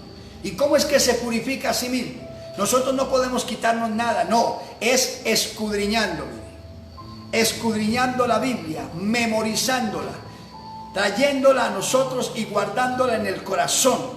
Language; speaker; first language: Spanish; native; Spanish